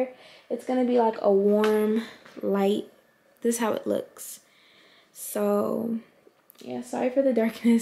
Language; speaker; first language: English; native; English